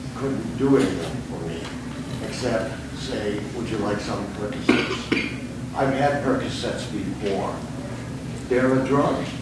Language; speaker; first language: English; early bilingual, other home language; German